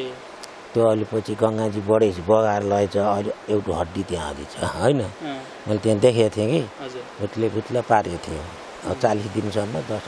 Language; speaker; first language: Nepali; native; Nepali